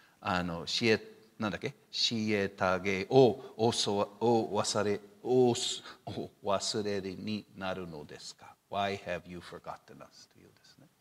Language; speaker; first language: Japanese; non-native, fluent; English